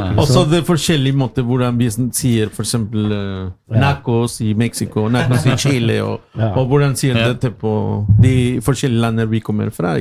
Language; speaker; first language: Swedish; non-native, learner; Spanish